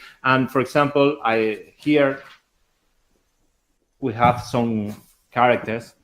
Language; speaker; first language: English; non-native, learner; Spanish